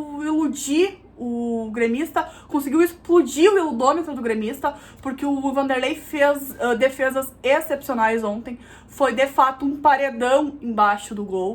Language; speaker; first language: Portuguese; native; Portuguese